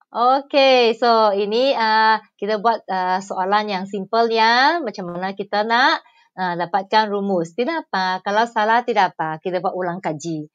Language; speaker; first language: Malay; non-native, local second language; Chinese